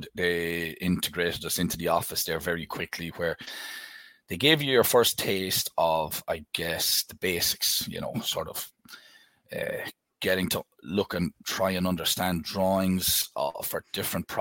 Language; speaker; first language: English; native; English